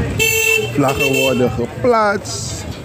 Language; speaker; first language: Dutch; non-native, local second language; Sranan Tongo